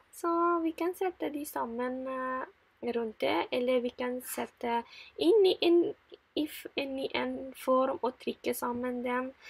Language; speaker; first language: Norwegian; non-native, fluent; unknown